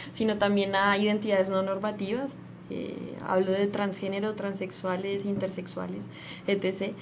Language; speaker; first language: Spanish; native; Spanish